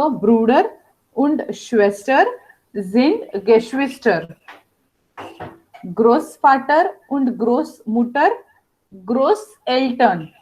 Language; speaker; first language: German; non-native, fluent; Hindi